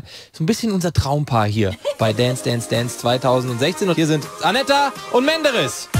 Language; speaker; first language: German; native; German